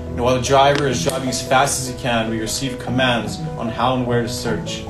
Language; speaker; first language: English; native; English